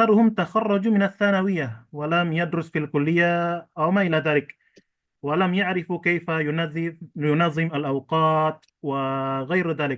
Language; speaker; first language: Arabic; non-native, fluent; Indonesian